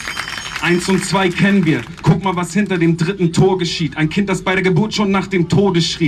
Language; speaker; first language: German; native; German